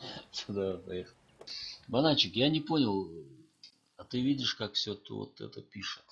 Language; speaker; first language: Russian; non-native, local second language; Ingush